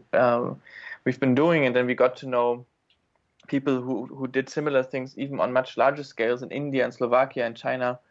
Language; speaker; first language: English; non-native, fluent; German